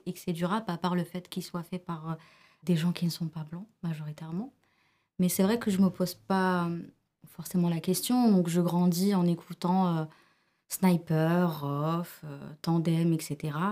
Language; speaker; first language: French; early bilingual, other home language; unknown